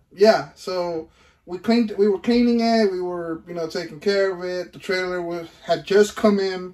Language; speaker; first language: English; early bilingual, other home language; Spanish